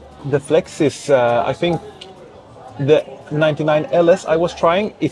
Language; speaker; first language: English; non-native, fluent; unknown